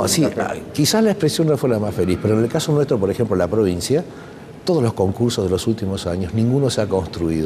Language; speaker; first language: Spanish; native; Spanish